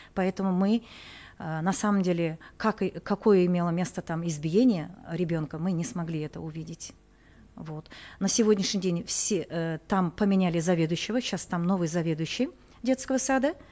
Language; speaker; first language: Russian; non-native, local second language; Kazakh